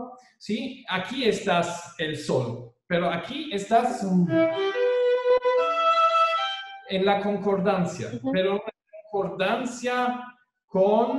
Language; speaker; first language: Spanish; non-native, fluent; German